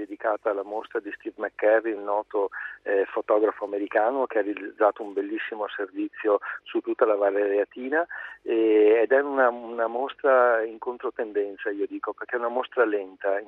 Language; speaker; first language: Italian; native; Italian